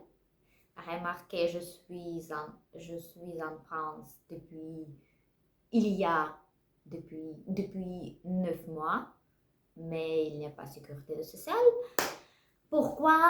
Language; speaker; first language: French; non-native, learner; Russian